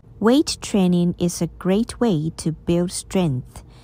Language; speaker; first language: English; non-native, fluent; Chinese